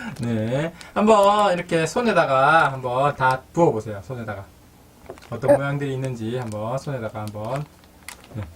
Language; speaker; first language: Korean; native; Korean